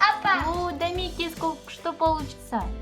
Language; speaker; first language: Russian; non-native, local second language; Kazakh